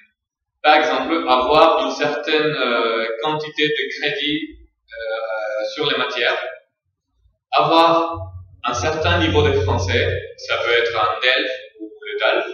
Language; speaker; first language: French; non-native, fluent; Spanish